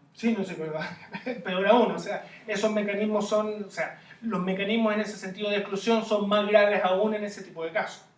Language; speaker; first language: Spanish; native; Spanish